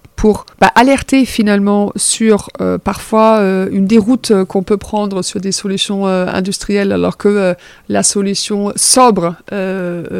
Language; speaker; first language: French; non-native, fluent; German